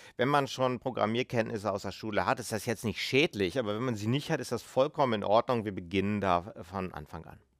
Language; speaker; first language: German; native; German